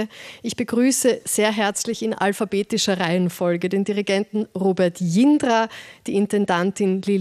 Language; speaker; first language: German; native; German